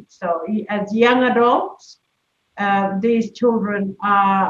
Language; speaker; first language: English; non-native, local second language; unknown